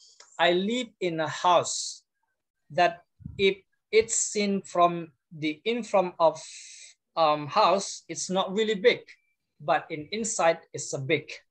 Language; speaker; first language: English; non-native, fluent; Indonesian